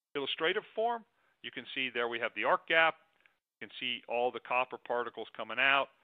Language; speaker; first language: English; native; English